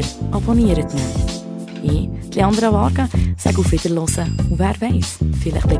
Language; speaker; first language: German; native; German